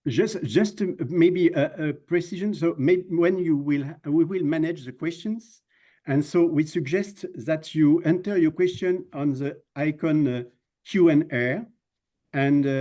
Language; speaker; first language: English; non-native, fluent; French